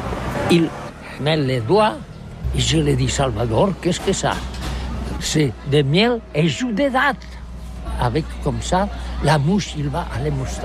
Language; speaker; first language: French; non-native, learner; Catalan